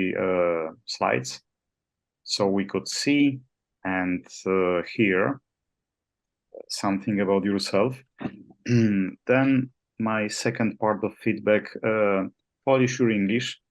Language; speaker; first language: English; non-native, fluent; Polish